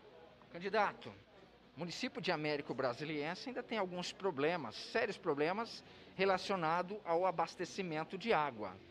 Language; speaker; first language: Portuguese; native; Portuguese